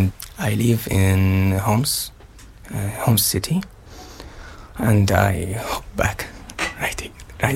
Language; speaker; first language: English; non-native, learner; Arabic